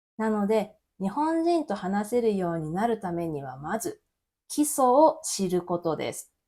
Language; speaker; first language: Japanese; native; Japanese